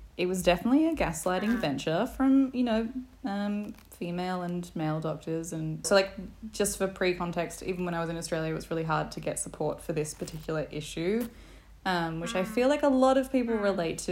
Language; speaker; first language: English; native; English